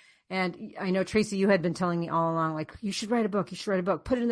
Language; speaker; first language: English; native; English